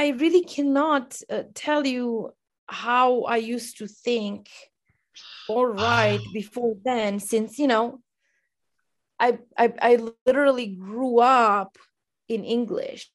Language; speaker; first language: English; non-native, fluent; Romanian